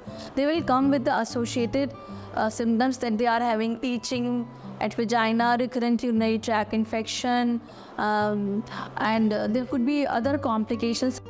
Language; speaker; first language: English; non-native, local second language; Hindi